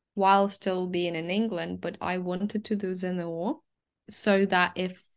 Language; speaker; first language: English; early bilingual, other home language; Ukrainian